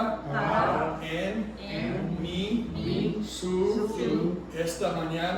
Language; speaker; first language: Spanish; non-native, fluent; English